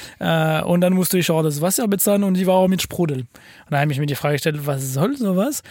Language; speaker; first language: German; non-native, fluent; French